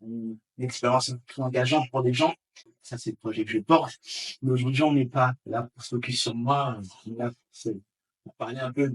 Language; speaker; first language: French; native; French